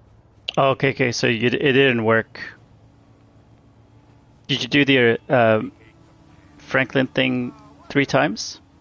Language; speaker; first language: English; native; English